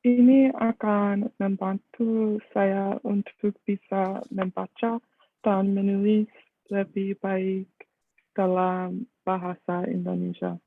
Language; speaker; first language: Indonesian; non-native, learner; English